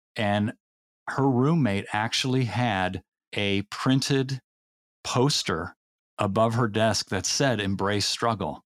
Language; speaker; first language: English; native; English